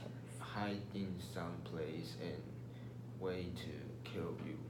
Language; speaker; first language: English; non-native, learner; Chinese